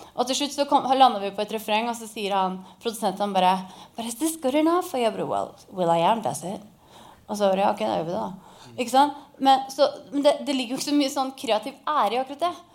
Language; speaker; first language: Norwegian; native; Norwegian